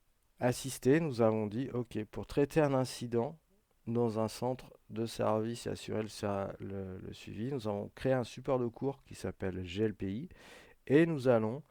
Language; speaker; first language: French; native; French